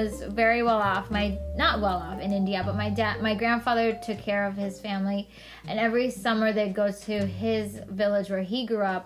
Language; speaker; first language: English; native; English